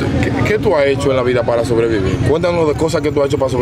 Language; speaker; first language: Spanish; native; Spanish